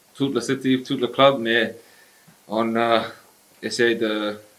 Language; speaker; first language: French; non-native, learner; English